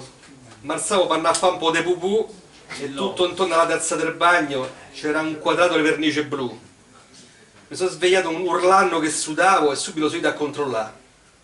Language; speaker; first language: Italian; native; Italian